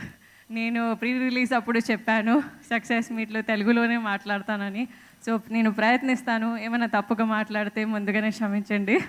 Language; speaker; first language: Telugu; non-native, fluent; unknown